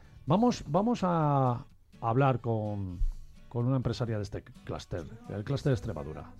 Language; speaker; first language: Spanish; native; Spanish